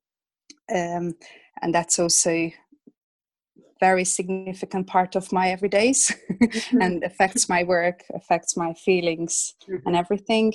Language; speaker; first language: English; non-native, fluent; Hungarian